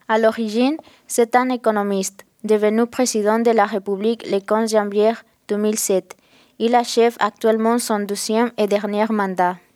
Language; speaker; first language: French; non-native, fluent; Spanish